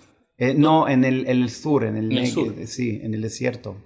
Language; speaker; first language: Spanish; non-native, fluent; Hebrew